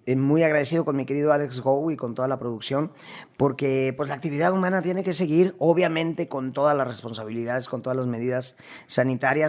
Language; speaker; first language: Spanish; native; Spanish